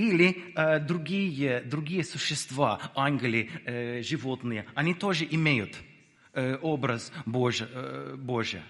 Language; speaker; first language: Russian; non-native, fluent; English